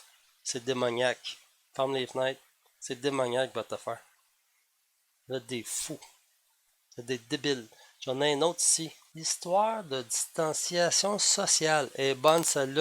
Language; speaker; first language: French; native; French